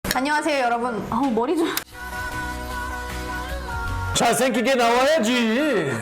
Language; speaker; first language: Korean; non-native, learner; English